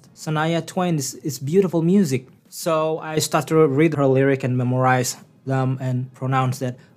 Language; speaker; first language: English; non-native, fluent; Indonesian